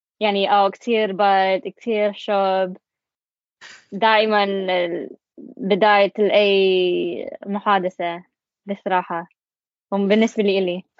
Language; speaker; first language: Arabic; non-native, learner; English